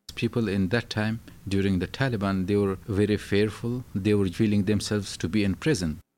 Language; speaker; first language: English; non-native, fluent; Pashto